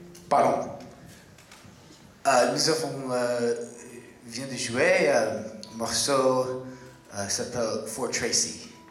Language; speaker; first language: French; non-native, learner; English